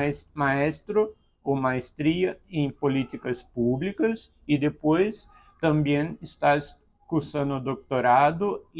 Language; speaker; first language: Spanish; non-native, learner; Portuguese